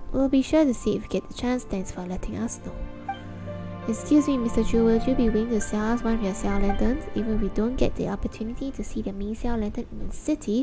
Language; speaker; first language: English; native; English